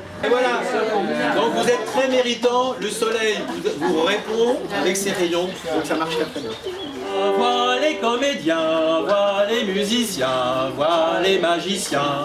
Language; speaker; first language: French; native; French